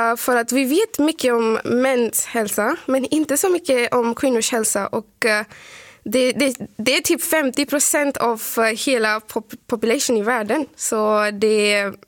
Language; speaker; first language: Swedish; non-native, fluent; Urdu